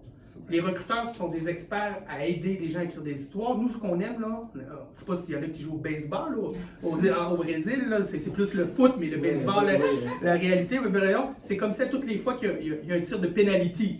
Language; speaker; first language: French; native; French